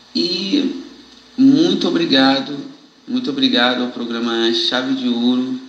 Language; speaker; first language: Portuguese; native; Portuguese